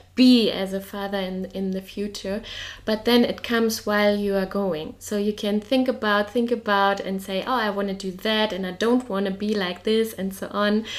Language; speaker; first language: English; non-native, fluent; German